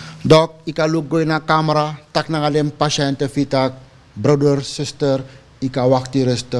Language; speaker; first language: Dutch; non-native, local second language; Sranan Tongo